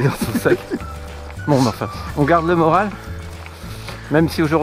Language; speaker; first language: French; native; French